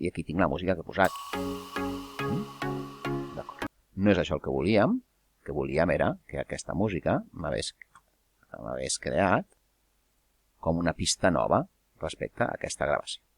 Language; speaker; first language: Catalan; native; Catalan